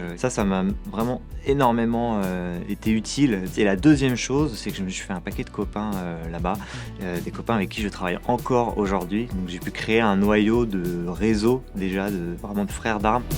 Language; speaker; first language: French; native; French